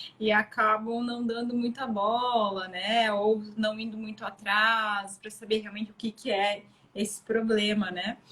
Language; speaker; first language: Portuguese; native; Portuguese